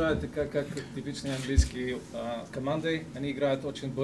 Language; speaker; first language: Russian; non-native, learner; Ukrainian